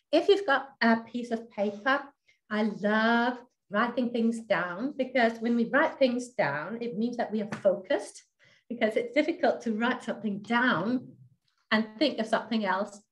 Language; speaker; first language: English; non-native, fluent; Danish